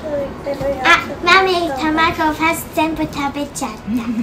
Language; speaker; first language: Japanese; early bilingual, heritage; Japanese